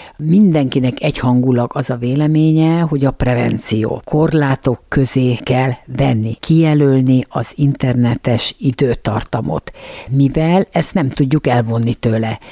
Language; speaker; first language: Hungarian; native; Hungarian